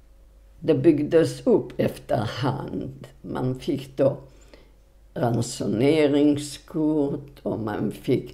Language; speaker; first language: Swedish; non-native, fluent; Polish